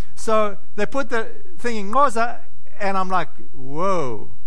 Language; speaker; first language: English; native; English